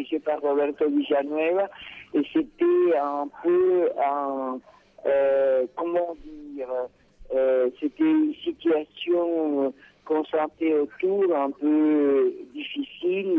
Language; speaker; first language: French; non-native, fluent; Spanish